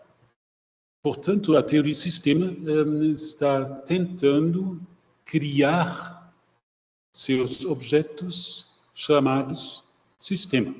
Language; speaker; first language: Portuguese; non-native, fluent; German